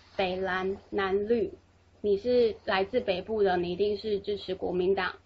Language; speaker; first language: Chinese; native; Chinese